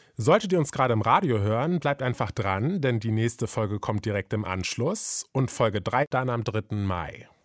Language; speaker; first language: German; native; German